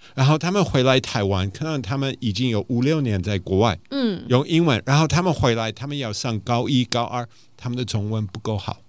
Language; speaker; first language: Chinese; non-native, fluent; German